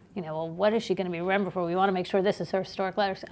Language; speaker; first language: English; native; English